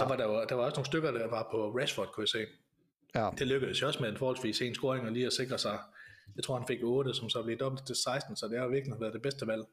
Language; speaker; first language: Danish; native; Danish